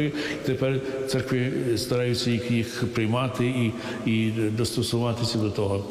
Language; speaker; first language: Ukrainian; early bilingual, heritage; English